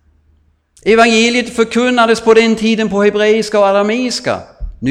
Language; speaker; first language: Swedish; non-native, fluent; German